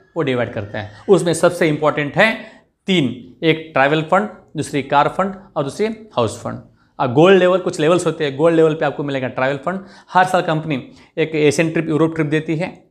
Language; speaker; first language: Hindi; non-native, local second language; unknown